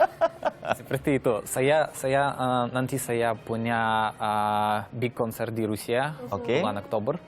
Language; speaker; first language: Indonesian; non-native, learner; Russian